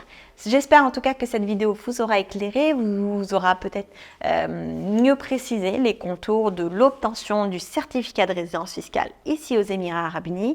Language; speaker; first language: French; native; French